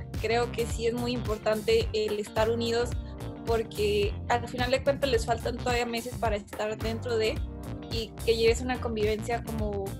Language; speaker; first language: Spanish; native; Spanish